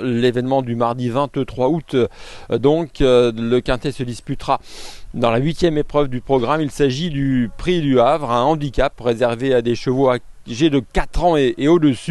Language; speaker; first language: French; native; French